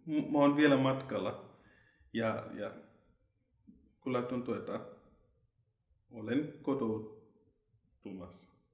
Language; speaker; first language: Finnish; non-native, fluent; Shona